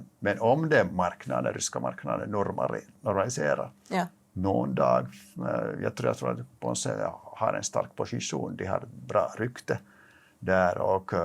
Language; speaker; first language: Swedish; non-native, local second language; Finnish